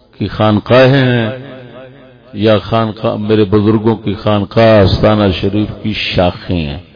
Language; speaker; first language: Urdu; native; Urdu